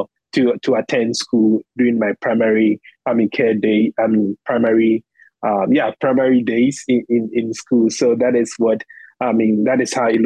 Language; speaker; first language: English; non-native, local second language; Akan